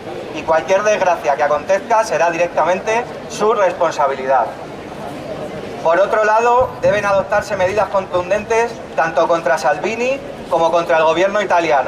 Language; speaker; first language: Spanish; native; Spanish